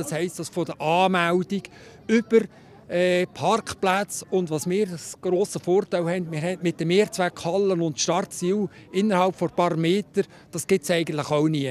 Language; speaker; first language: German; native; German